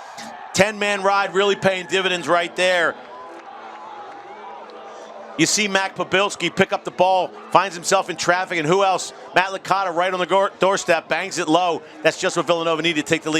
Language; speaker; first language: English; native; English